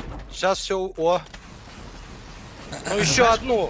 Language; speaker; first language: Russian; native; Russian